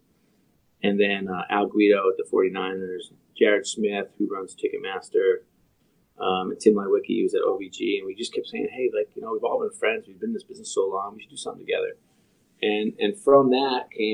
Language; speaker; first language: English; native; English